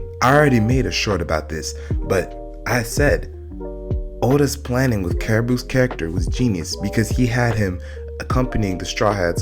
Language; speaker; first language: English; native; English